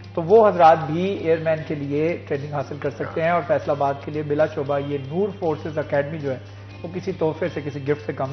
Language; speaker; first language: Hindi; non-native, local second language; Punjabi